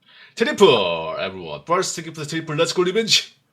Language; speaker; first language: English; non-native, learner; Korean